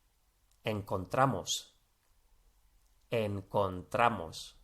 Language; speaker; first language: Spanish; non-native, fluent; English